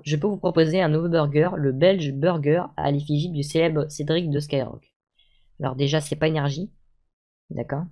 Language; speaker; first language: French; native; French